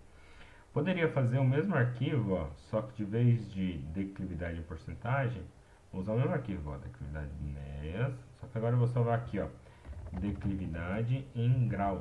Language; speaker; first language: Portuguese; native; Portuguese